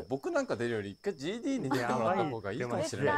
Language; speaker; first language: Japanese; native; Japanese